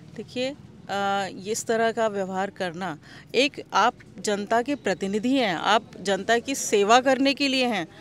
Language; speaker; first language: Hindi; native; Hindi